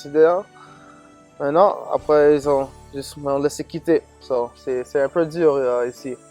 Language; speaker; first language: French; non-native, local second language; English